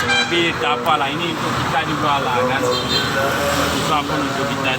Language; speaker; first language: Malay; non-native, local second language; Achinese